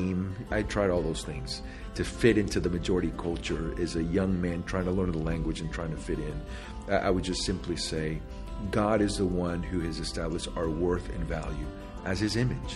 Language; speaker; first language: English; early bilingual, other home language; Spanish